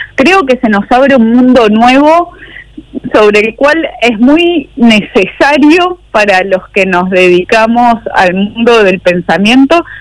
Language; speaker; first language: Spanish; native; Spanish